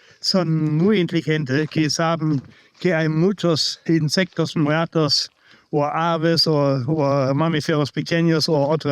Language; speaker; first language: Spanish; non-native, learner; German